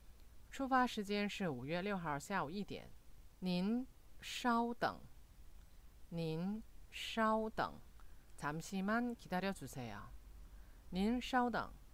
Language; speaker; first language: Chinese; non-native, fluent; Korean